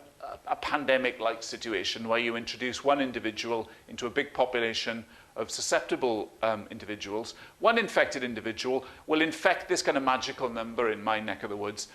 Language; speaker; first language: English; native; English